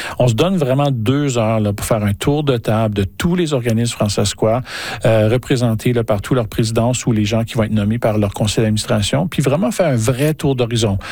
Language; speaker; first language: French; native; French